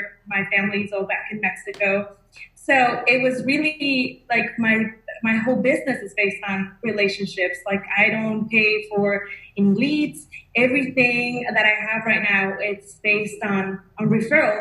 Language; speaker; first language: English; non-native, fluent; Spanish